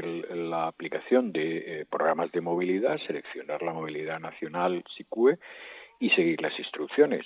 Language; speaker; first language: Spanish; native; Spanish